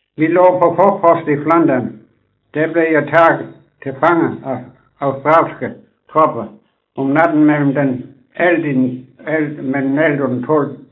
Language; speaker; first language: Danish; native; Danish